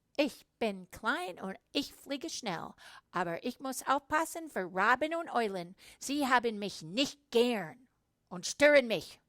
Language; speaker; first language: German; non-native, learner; English